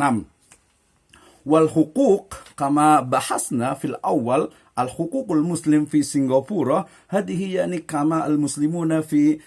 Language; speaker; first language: Arabic; non-native, fluent; Indonesian